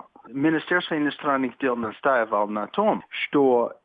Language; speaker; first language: Russian; non-native, fluent; English